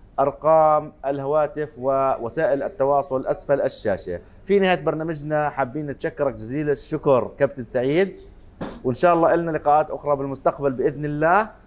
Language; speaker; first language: Arabic; native; Arabic